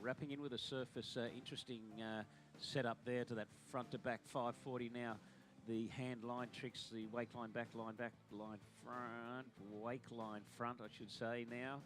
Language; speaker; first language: English; native; English